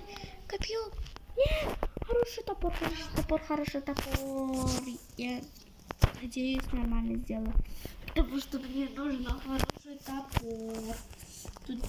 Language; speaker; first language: Russian; non-native, local second language; Uzbek